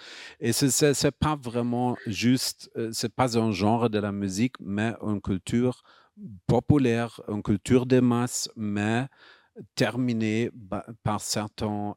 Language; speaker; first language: French; non-native, fluent; German